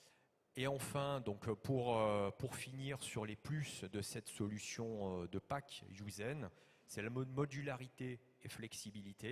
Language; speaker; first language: French; native; French